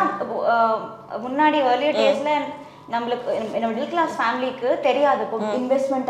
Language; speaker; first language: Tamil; non-native, learner; Telugu